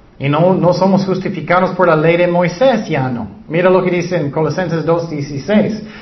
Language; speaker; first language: Spanish; non-native, learner; English